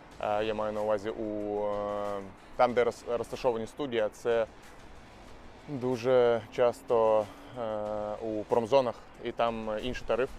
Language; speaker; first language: Ukrainian; non-native, local second language; Russian